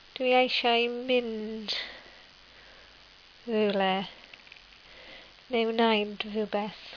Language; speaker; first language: Welsh; non-native, learner; English